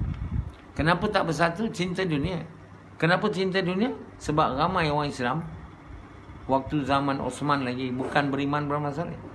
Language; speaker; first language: Malay; native; Malay